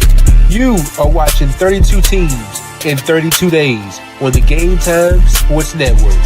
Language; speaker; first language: English; native; English